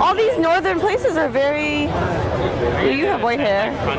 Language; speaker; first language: English; early bilingual, other home language; Chinese